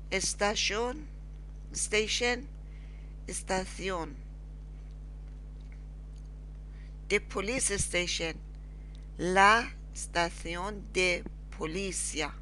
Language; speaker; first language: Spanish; non-native, learner; Persian